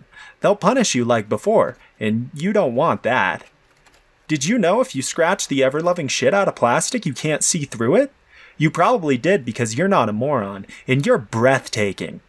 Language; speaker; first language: English; native; English